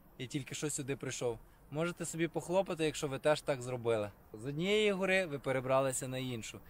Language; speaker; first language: Ukrainian; native; Ukrainian